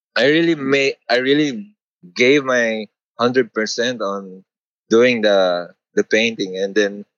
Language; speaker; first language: English; non-native, local second language; Filipino